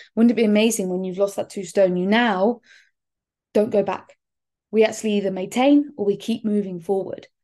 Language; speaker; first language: English; native; English